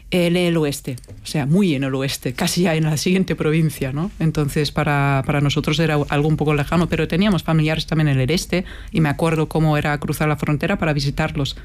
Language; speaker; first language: Spanish; non-native, fluent; German